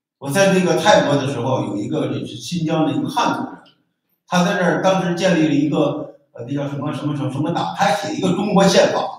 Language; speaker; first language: Chinese; native; Chinese